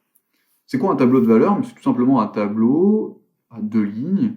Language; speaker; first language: French; native; French